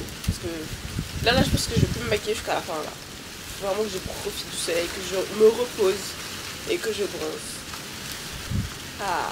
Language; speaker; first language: French; native; French